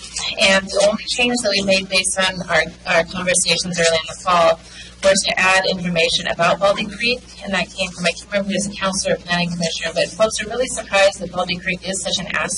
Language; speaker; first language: English; native; English